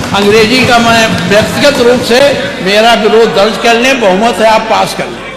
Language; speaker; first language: Hindi; native; Hindi